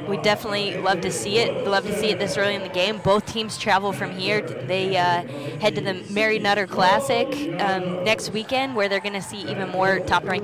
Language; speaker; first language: English; native; English